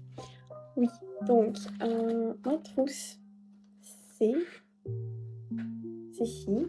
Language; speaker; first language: French; non-native, learner; Russian